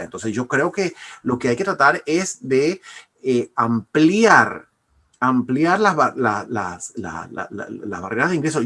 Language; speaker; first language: Spanish; native; Spanish